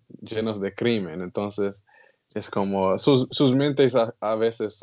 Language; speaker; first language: Spanish; non-native, learner; English